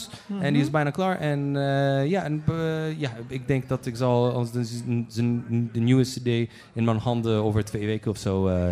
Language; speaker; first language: Dutch; non-native, fluent; Polish